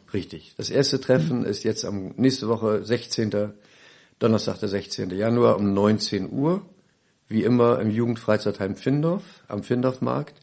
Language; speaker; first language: German; native; German